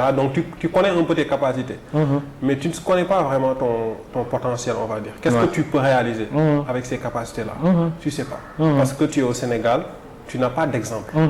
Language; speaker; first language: French; non-native, local second language; Wolof